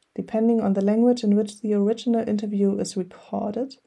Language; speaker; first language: English; non-native, fluent; German